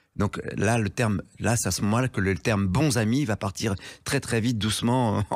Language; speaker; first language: French; native; French